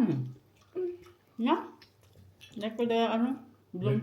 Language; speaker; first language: Dutch; non-native, learner; Filipino